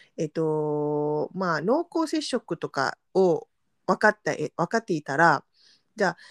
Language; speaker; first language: Japanese; non-native, fluent; Malay